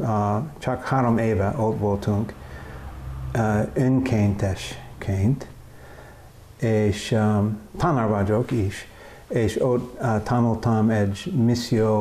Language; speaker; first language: Hungarian; non-native, learner; English